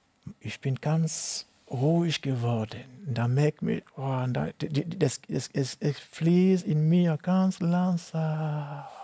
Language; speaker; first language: German; non-native, learner; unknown